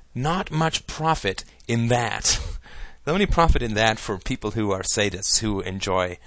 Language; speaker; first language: English; native; English